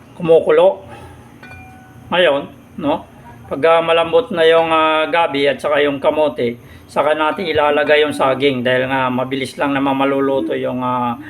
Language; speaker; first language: Filipino; native; Filipino